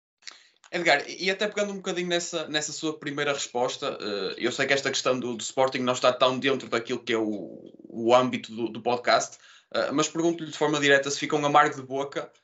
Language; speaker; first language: Portuguese; native; Portuguese